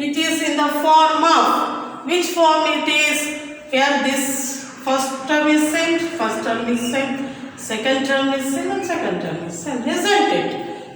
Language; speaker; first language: English; non-native, local second language; Kannada